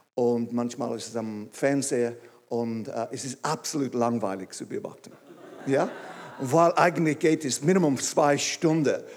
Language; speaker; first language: German; non-native, fluent; English